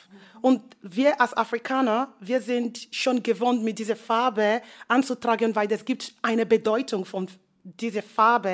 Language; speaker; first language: German; non-native, fluent; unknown